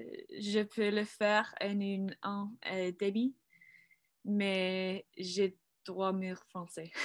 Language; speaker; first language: French; non-native, learner; English